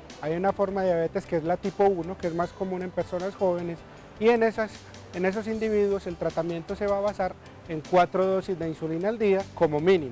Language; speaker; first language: Spanish; native; Spanish